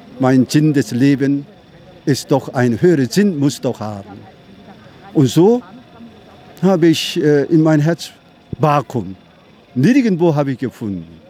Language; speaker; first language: German; non-native, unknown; Korean